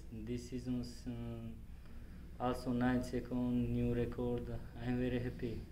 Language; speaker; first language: English; non-native, learner; Tajik